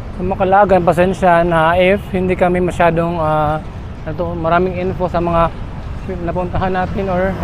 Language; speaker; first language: Filipino; non-native, local second language; Cebuano